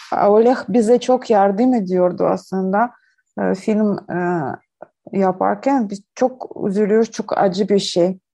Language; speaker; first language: Turkish; non-native, learner; Ukrainian